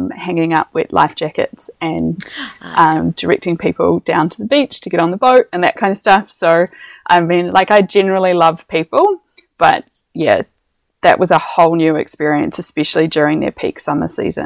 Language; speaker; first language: English; native; English